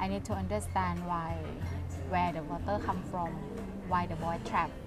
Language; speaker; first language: English; non-native, learner; Thai